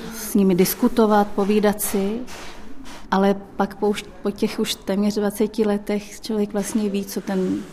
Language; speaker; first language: Czech; native; Czech